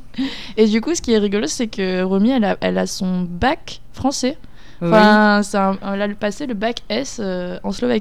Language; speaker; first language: French; native; French